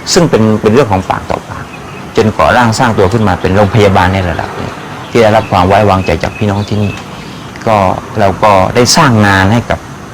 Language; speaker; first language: Thai; native; Thai